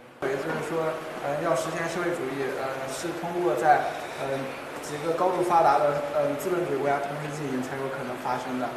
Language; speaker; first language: Chinese; native; Chinese